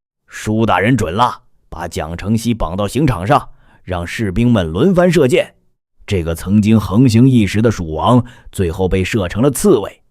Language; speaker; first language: Chinese; native; Chinese